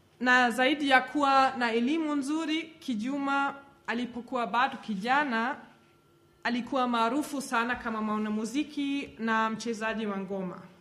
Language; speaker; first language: Swahili; non-native, fluent; German